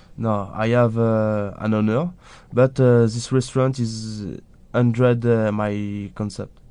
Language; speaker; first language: English; non-native, learner; French